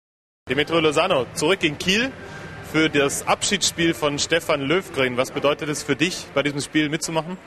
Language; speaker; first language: German; native; German